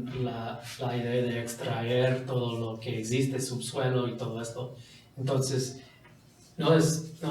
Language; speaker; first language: Spanish; non-native, fluent; English